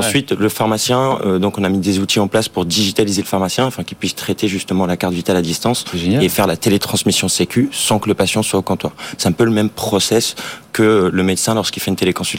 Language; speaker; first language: French; native; French